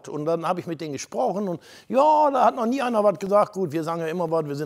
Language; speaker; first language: German; native; German